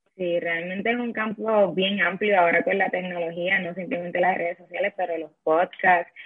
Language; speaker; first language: Spanish; native; Spanish